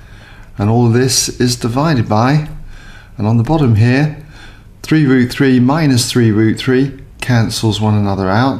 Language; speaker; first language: English; native; English